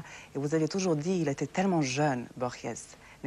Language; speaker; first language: French; non-native, fluent; Serbian